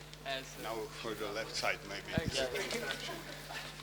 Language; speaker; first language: English; non-native, learner; Czech